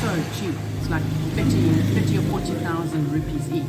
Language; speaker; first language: English; native; English